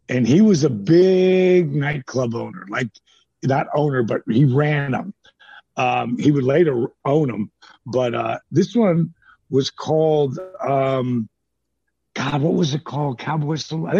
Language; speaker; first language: English; native; English